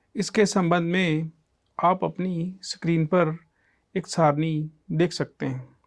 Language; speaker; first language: Hindi; non-native, local second language; Punjabi